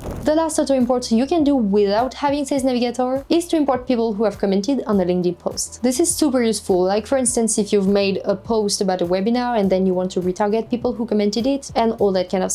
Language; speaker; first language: English; non-native, fluent; French